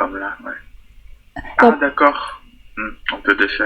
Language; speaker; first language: French; non-native, fluent; Portuguese